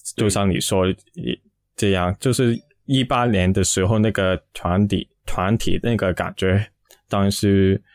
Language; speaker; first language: Chinese; non-native, local second language; Cantonese